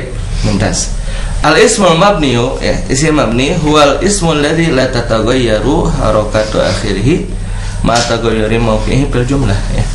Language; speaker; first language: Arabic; non-native, fluent; Indonesian